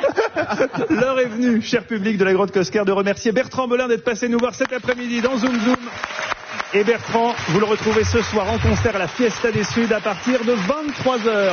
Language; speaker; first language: French; native; French